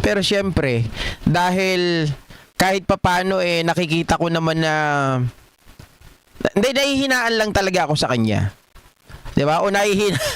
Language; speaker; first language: Filipino; native; Filipino